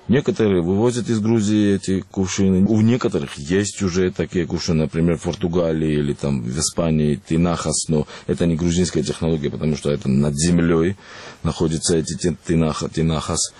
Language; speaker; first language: Russian; non-native, local second language; Georgian